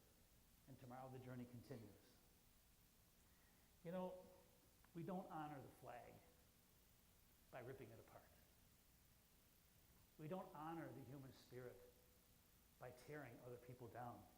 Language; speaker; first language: English; native; English